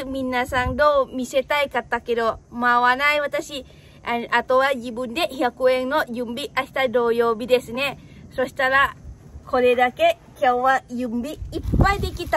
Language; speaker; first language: Japanese; non-native, learner; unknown